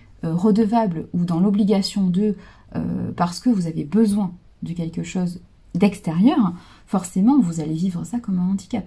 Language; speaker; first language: French; native; French